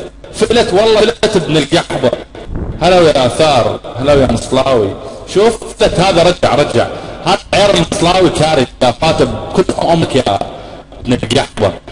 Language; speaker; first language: Arabic; native; Arabic